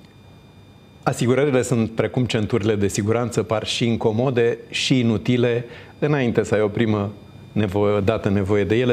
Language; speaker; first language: Romanian; native; Romanian